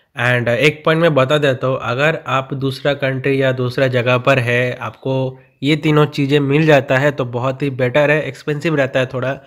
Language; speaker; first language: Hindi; non-native, local second language; Bangla